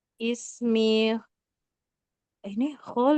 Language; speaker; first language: Arabic; non-native, learner; Indonesian